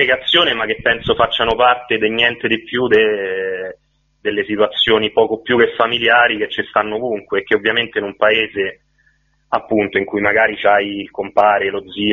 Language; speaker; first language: Italian; native; Italian